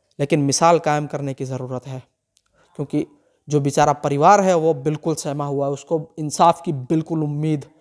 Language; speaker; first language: Hindi; non-native, local second language; Gujarati